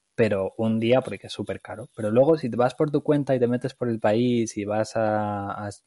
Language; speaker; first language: Spanish; native; Spanish